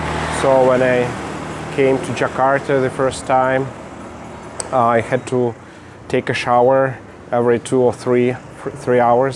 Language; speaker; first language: English; non-native, fluent; Russian